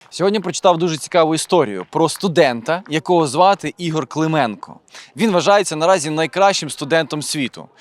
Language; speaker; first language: Ukrainian; native; Ukrainian